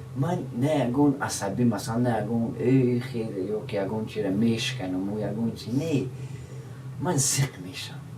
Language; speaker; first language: Tajik; non-native, local second language; Shughni